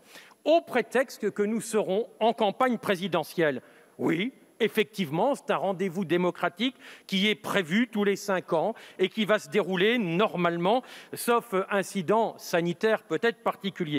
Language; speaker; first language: French; native; French